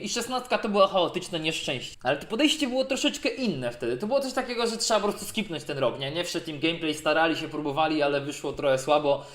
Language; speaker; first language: Polish; native; Polish